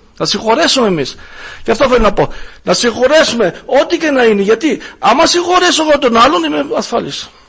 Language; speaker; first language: Greek; non-native, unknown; German